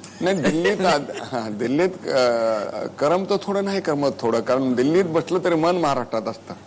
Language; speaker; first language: Marathi; native; Marathi